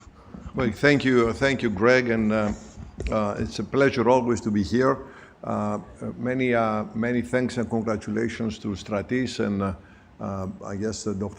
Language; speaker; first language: English; non-native, fluent; Greek